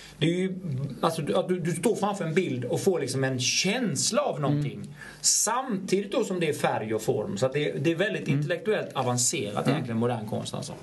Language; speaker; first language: Swedish; native; Swedish